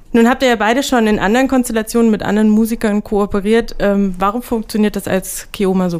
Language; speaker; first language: German; native; German